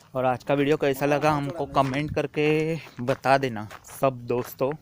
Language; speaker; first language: Hindi; non-native, local second language; Marathi